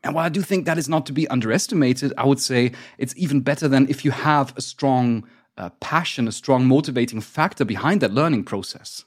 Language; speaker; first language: English; non-native, fluent; German